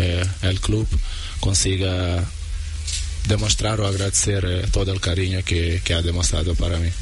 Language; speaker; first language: Spanish; non-native, learner; Portuguese